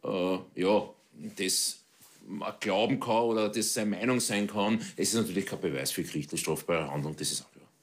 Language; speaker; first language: German; native; German